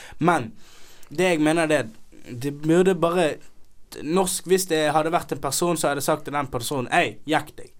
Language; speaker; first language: Norwegian; early bilingual, other home language; Somali